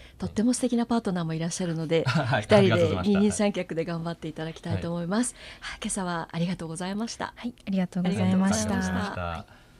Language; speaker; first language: Japanese; native; Japanese